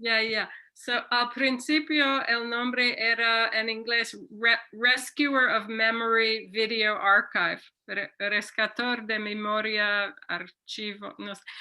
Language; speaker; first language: Spanish; non-native, fluent; English